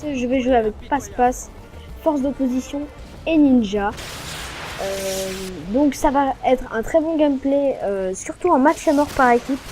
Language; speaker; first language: French; native; French